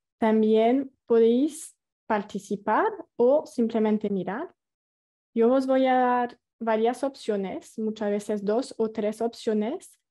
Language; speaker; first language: Spanish; non-native, fluent; French